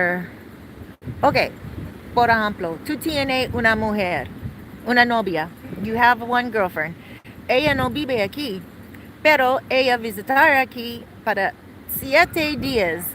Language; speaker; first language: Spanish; non-native, learner; English